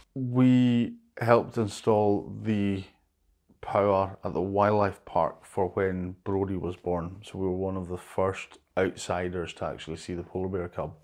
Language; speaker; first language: English; native; English